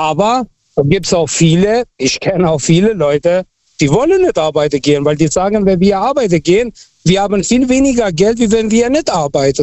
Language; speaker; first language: German; non-native, fluent; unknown